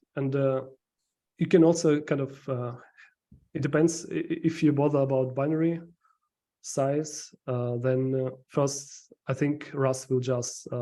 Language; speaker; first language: English; non-native, fluent; Ukrainian